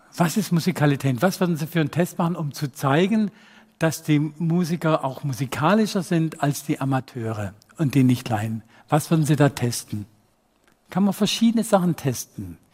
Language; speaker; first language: German; native; German